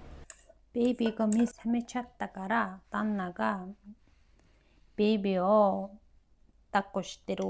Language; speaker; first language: Japanese; non-native, fluent; Mongolian